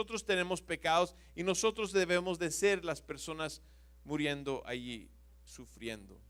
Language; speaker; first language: Spanish; non-native, fluent; English